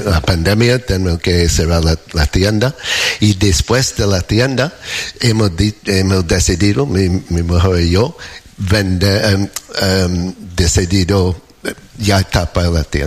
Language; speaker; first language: Spanish; non-native, fluent; English